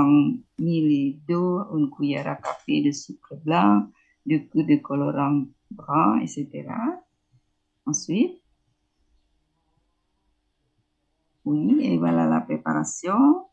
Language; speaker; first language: French; non-native, fluent; Indonesian